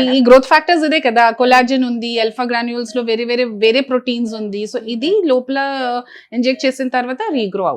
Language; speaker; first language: Telugu; non-native, fluent; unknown